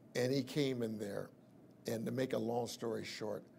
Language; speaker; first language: English; native; English